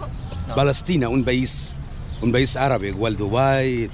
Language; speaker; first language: Spanish; non-native, learner; Arabic